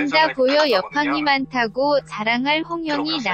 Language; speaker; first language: Korean; native; Korean